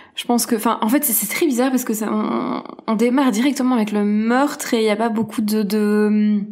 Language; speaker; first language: French; native; French